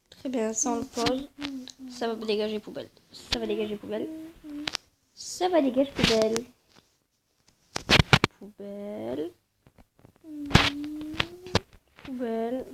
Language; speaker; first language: French; native; French